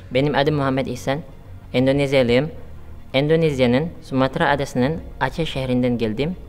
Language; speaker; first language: Turkish; non-native, fluent; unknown